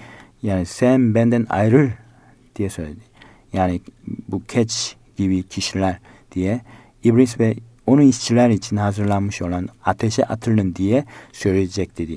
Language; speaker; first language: Turkish; non-native, learner; Korean